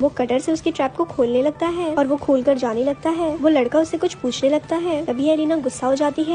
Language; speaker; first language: Hindi; native; Hindi